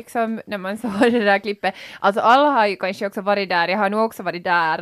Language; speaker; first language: Swedish; native; Swedish